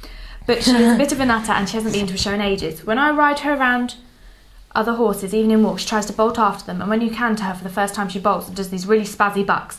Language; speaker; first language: English; native; English